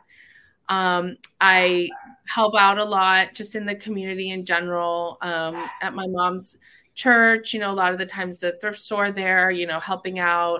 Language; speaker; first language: English; native; English